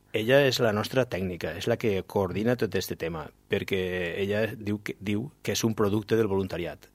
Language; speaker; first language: Catalan; native; Catalan